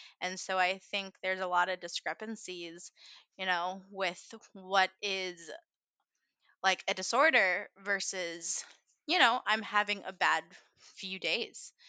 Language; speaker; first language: English; early bilingual, other home language; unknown